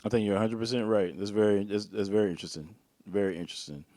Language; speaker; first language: English; native; English